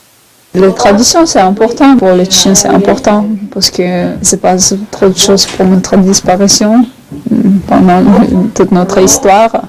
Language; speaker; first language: French; non-native, fluent; Chechen